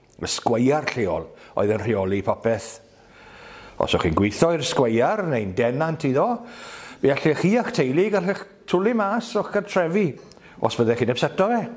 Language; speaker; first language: Welsh; native; Welsh